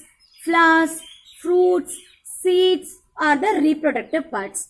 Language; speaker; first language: English; non-native, local second language; Tamil